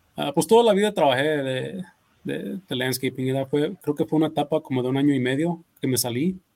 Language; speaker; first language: Spanish; early bilingual, heritage; Spanish